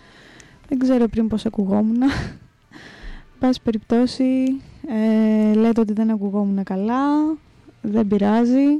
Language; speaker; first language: Greek; native; Greek